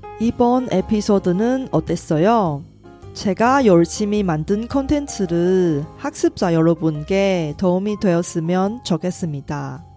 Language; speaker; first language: Korean; non-native, fluent; Chinese